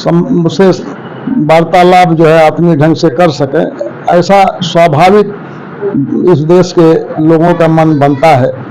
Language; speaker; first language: Hindi; native; Hindi